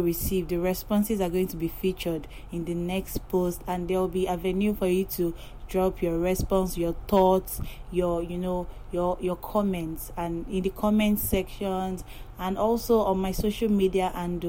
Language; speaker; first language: English; non-native, local second language; Yoruba